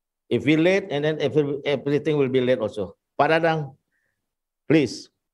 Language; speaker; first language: English; non-native, fluent; Indonesian